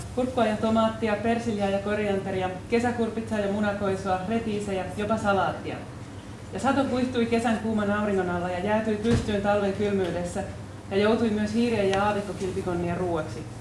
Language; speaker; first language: Finnish; native; Finnish